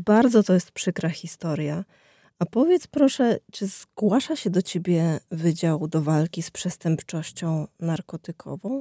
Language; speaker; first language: Polish; native; Polish